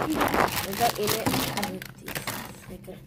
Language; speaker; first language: Hebrew; native; Hebrew